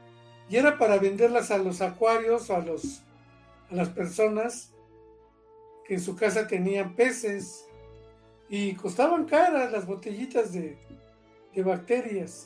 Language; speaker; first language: Spanish; native; Spanish